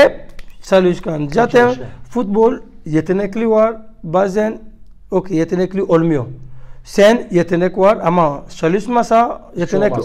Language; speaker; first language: Turkish; non-native, learner; French